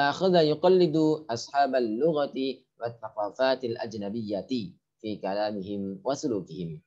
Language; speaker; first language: Arabic; non-native, fluent; Indonesian